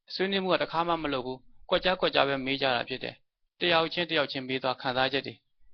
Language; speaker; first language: Burmese; native; Burmese